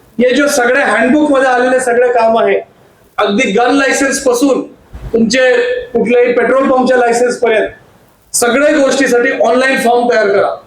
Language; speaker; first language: Marathi; non-native, local second language; Hindi